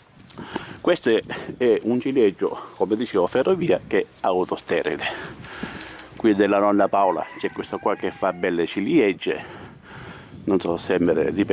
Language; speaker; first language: Italian; native; Italian